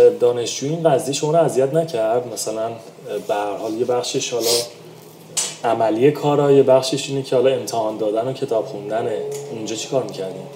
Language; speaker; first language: Persian; native; Persian